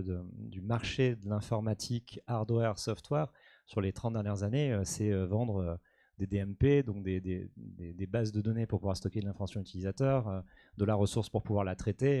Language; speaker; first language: French; native; French